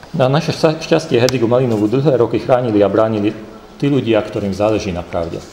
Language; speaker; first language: Slovak; non-native, local second language; Hungarian